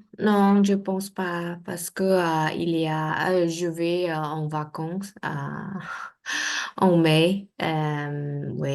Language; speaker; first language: French; non-native, learner; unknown